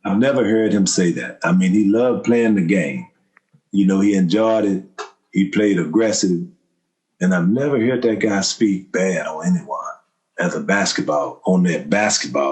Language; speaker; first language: English; native; English